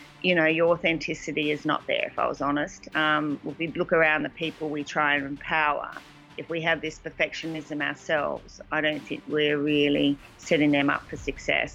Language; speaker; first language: English; native; English